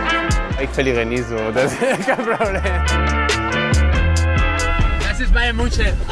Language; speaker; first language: German; non-native, learner; Spanish